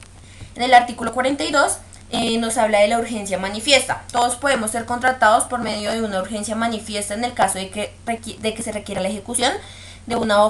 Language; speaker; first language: Spanish; native; Spanish